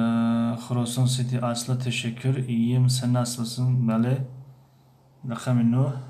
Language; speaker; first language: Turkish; non-native, fluent; Persian